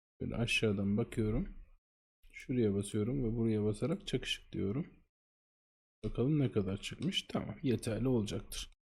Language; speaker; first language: Turkish; native; Turkish